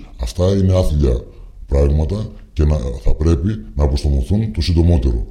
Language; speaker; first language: Greek; native; Greek